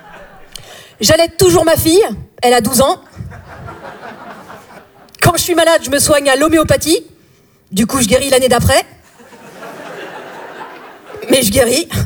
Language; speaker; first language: French; native; French